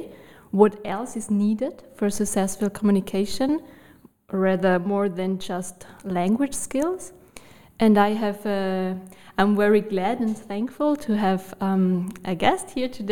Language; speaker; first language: English; non-native, fluent; German